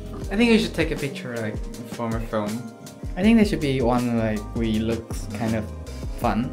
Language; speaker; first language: English; non-native, fluent; Vietnamese